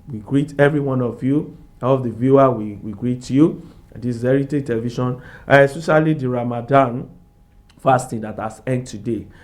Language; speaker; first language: English; non-native, local second language; Yoruba